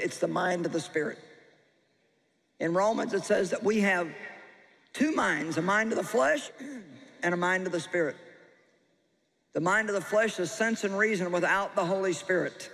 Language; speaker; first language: English; native; English